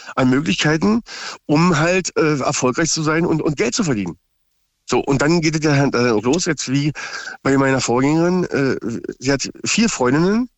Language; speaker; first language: German; native; German